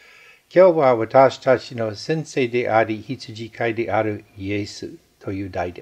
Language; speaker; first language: Japanese; non-native, fluent; English